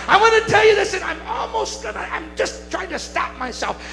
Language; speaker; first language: English; native; English